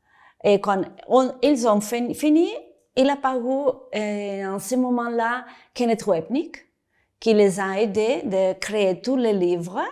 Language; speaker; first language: French; non-native, fluent; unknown